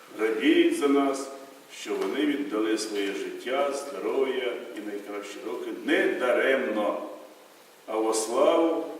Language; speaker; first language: Ukrainian; native; Ukrainian